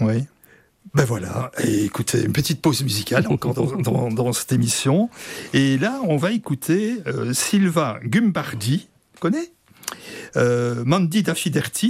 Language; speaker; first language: French; native; French